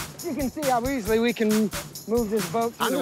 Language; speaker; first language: English; native; English